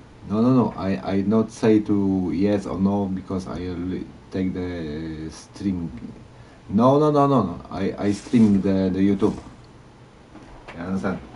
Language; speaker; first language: English; non-native, learner; Polish